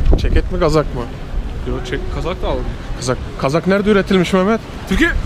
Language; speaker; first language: Turkish; early bilingual, heritage; Turkish